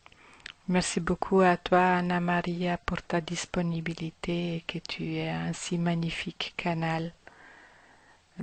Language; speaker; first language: French; non-native, fluent; German